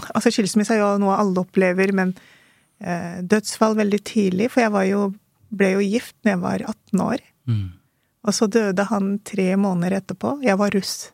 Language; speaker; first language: Norwegian; early bilingual, other home language; Urdu